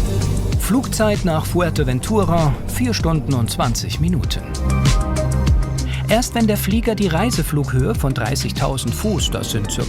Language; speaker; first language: German; native; German